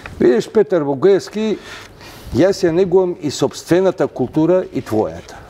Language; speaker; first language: Macedonian; non-native, local second language; Albanian